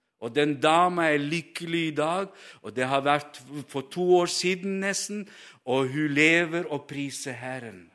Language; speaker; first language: Norwegian; non-native, fluent; Ukrainian